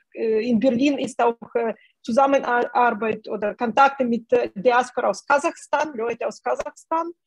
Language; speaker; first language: German; non-native, fluent; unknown